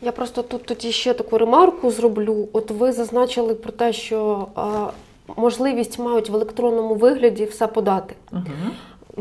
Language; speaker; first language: Ukrainian; native; Ukrainian